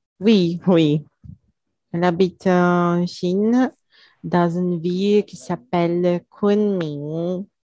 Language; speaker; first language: French; non-native, learner; Portuguese